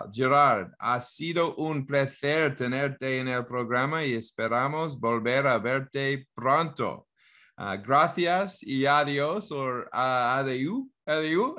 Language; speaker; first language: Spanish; non-native, learner; English